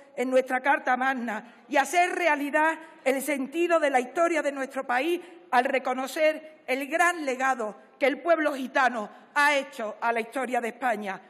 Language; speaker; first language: Spanish; native; Spanish